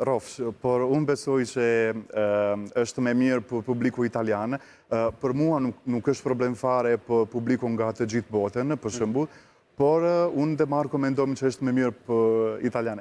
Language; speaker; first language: Albanian; non-native, learner; Italian